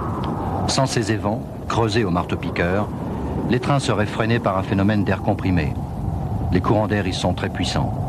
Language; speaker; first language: French; native; French